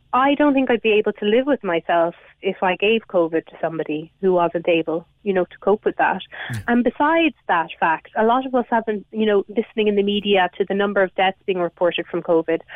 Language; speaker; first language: English; native; English